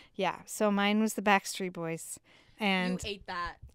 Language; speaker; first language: English; native; English